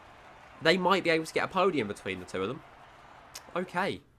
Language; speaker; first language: English; native; English